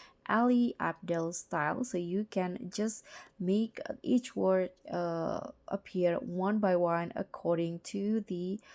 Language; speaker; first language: English; non-native, fluent; Indonesian